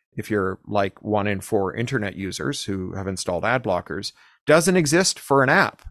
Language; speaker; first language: English; native; English